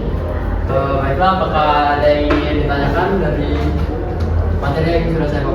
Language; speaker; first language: Indonesian; native; Indonesian